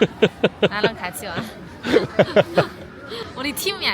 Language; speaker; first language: Korean; non-native, learner; Chinese